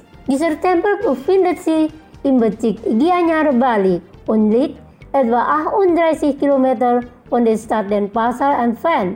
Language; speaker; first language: German; non-native, learner; Indonesian